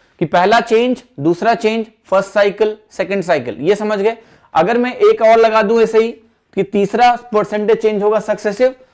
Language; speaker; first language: Hindi; native; Hindi